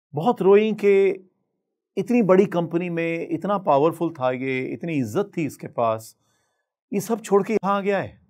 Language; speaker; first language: Hindi; native; Hindi